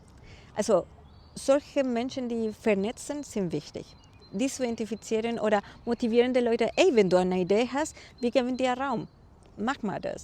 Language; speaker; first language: German; non-native, fluent; Spanish